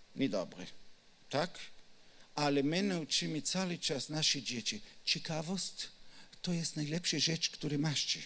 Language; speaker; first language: Polish; non-native, learner; Hebrew